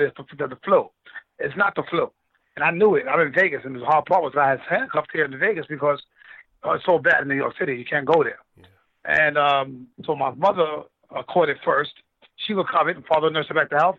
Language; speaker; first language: English; native; English